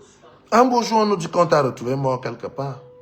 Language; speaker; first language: French; non-native, local second language; Lingala